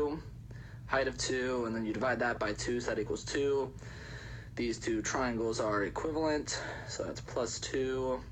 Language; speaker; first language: English; native; English